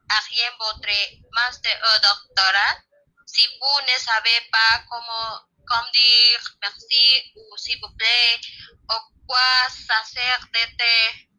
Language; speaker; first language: Spanish; non-native, learner; French